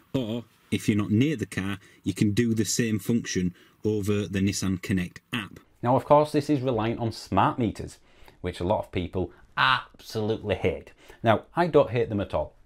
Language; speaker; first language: English; native; English